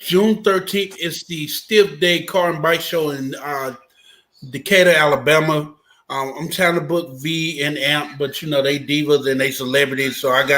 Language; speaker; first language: English; native; English